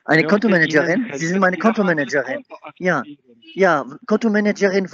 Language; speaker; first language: German; native; German